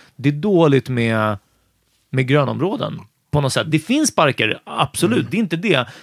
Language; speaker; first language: Swedish; native; Swedish